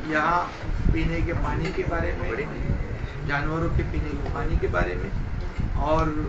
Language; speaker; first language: Hindi; non-native, local second language; Marathi